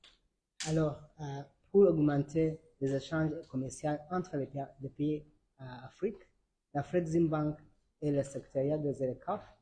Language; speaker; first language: French; non-native, learner; Arabic